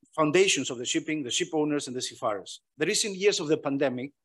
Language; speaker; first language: English; non-native, fluent; Greek